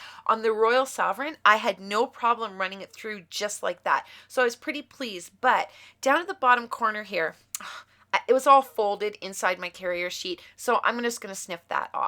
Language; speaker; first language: English; native; English